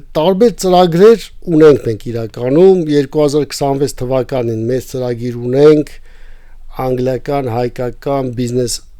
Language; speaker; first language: Armenian; native; Armenian